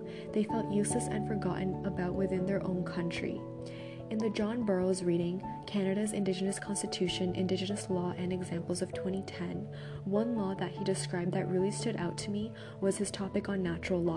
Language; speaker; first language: English; native; English